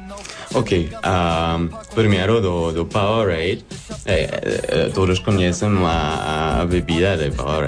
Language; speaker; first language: Portuguese; non-native, learner; German